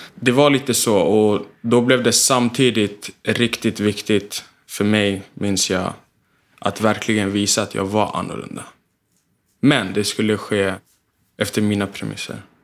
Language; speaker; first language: Swedish; early bilingual, other home language; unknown